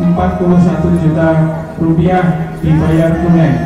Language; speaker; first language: Indonesian; native; Indonesian